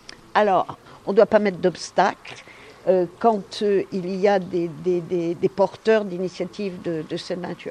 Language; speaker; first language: French; native; French